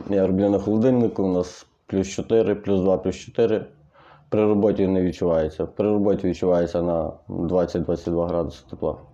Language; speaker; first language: Ukrainian; native; Ukrainian